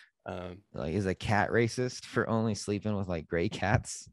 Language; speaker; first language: English; native; English